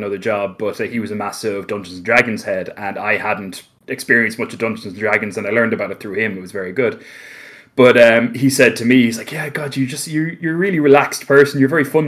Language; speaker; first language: English; native; English